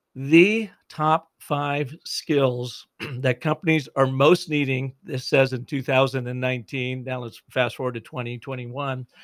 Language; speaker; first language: English; native; English